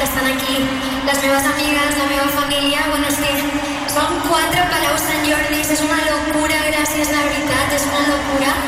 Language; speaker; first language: Catalan; non-native, local second language; Spanish